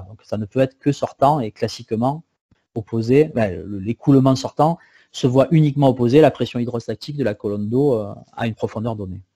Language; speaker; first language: French; native; French